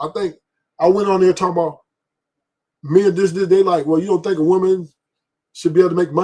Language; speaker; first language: English; native; English